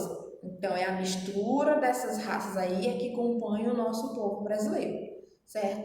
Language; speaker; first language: Portuguese; native; Portuguese